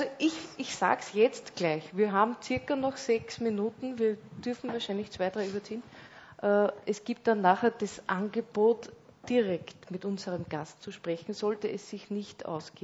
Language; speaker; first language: German; native; German